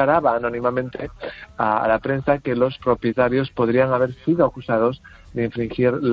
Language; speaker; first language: Spanish; native; Spanish